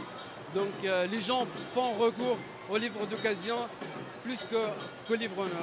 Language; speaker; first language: French; non-native, local second language; Arabic